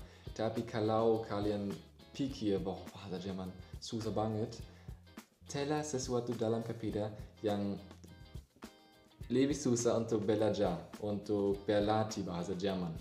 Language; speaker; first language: Indonesian; non-native, learner; German